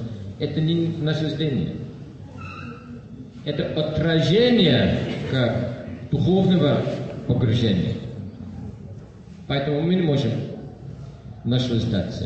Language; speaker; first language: Russian; non-native, fluent; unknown